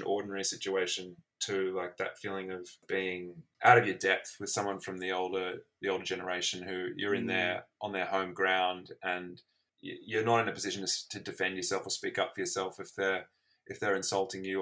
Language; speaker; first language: English; native; English